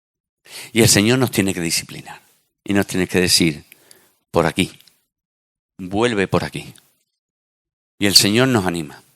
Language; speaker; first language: Spanish; native; Spanish